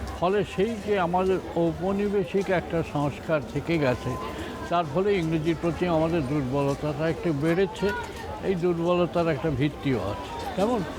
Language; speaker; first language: Bangla; native; Bangla